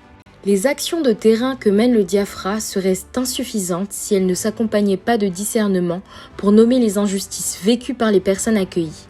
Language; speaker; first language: French; native; French